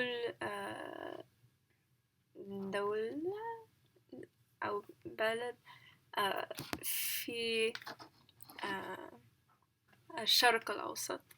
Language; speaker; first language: Arabic; non-native, learner; English